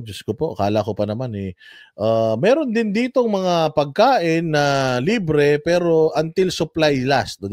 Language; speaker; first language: Filipino; native; Filipino